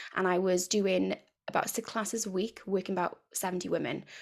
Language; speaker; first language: English; native; English